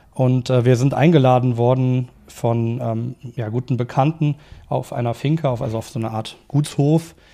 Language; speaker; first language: German; native; German